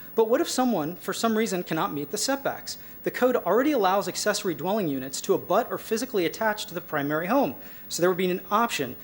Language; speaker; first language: English; native; English